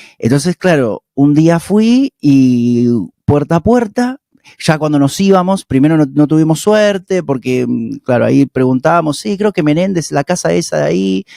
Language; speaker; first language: Spanish; native; Spanish